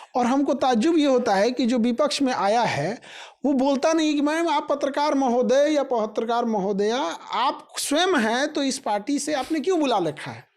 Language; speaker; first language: Hindi; native; Hindi